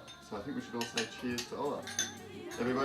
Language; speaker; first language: English; native; English